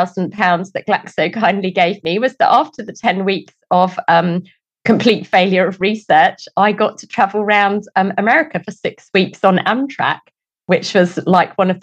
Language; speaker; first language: English; native; English